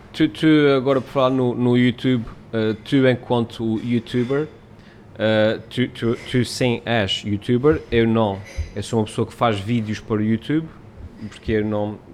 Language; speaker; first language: Portuguese; native; Portuguese